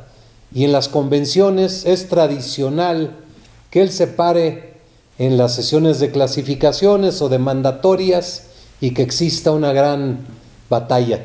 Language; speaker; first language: Spanish; native; Spanish